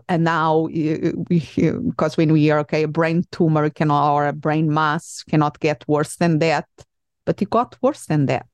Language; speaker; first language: English; non-native, fluent; Portuguese